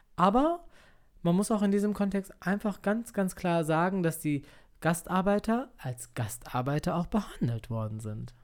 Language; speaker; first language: German; early bilingual, other home language; Turkish